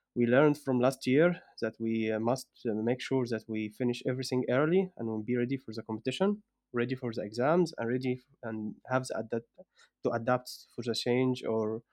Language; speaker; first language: English; non-native, fluent; Arabic